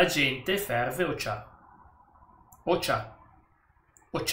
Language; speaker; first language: Portuguese; non-native, learner; Italian